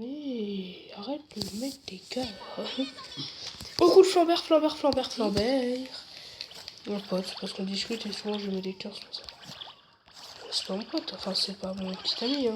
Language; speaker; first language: French; native; French